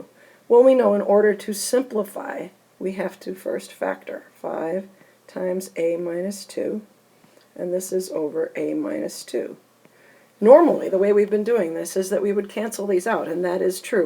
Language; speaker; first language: English; native; English